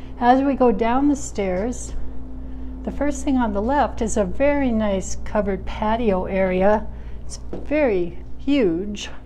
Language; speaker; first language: English; native; English